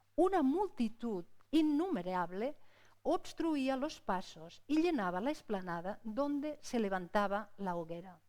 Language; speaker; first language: Spanish; non-native, local second language; Catalan